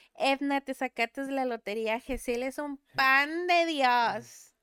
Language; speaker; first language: Spanish; native; Spanish